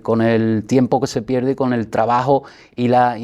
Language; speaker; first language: Spanish; native; Spanish